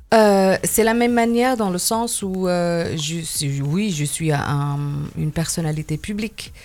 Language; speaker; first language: French; non-native, fluent; Indonesian